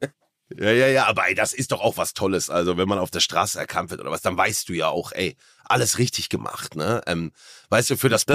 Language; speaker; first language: German; native; German